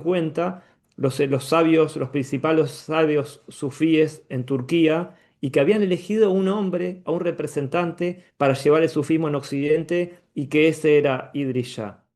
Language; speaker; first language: Spanish; native; Spanish